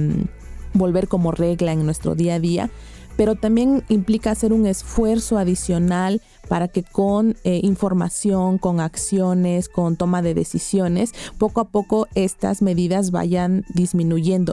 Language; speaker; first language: Spanish; native; Spanish